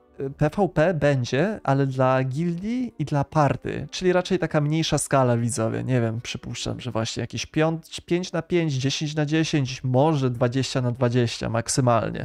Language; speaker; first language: Polish; native; Polish